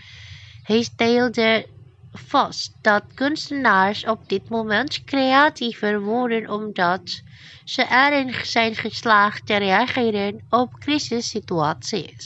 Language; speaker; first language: Dutch; non-native, fluent; Indonesian